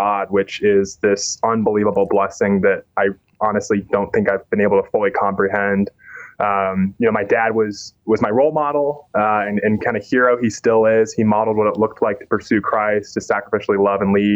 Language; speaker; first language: English; native; English